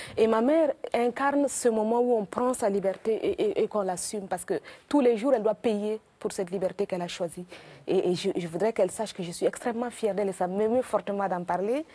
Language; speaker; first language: French; non-native, local second language; Mossi